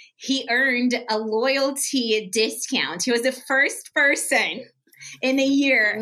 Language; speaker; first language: English; early bilingual, other home language; Portuguese